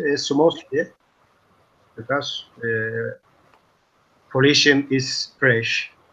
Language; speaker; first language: English; non-native, learner; Turkish